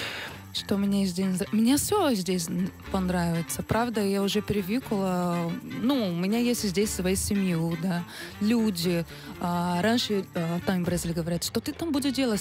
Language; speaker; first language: Russian; non-native, learner; Portuguese